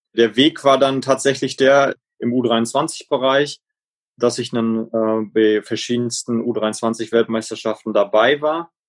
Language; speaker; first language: German; native; German